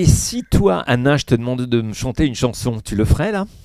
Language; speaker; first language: French; native; French